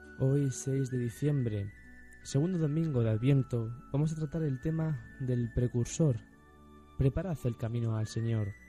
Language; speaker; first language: Spanish; native; Spanish